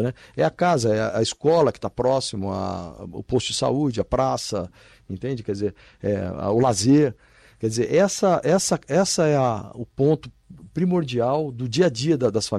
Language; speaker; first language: Portuguese; native; Portuguese